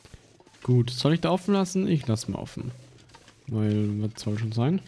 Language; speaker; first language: German; native; German